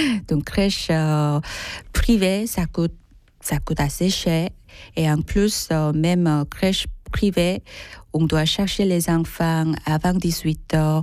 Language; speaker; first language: French; non-native, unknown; Korean